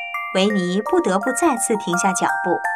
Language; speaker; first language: Chinese; native; Chinese